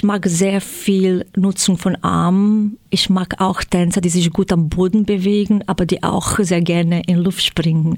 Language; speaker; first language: German; non-native, fluent; Croatian